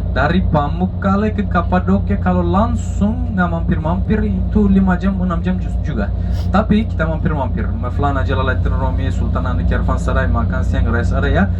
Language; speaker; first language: Indonesian; non-native, fluent; Turkish